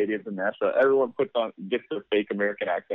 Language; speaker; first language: English; native; English